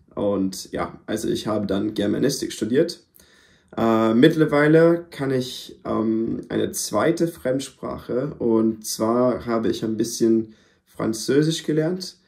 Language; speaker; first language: German; non-native, fluent; English